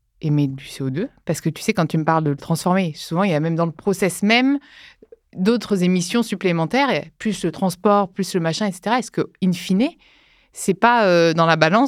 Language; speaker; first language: French; native; French